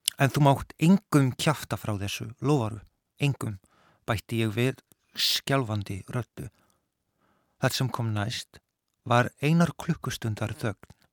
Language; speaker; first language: Icelandic; non-native, fluent; Polish